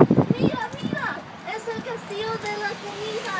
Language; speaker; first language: Spanish; non-native, learner; English